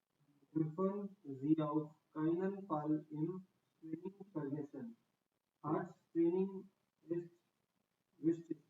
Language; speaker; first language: German; non-native, learner; Hindi